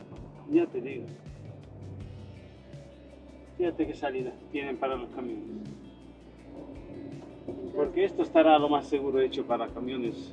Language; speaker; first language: Spanish; native; Spanish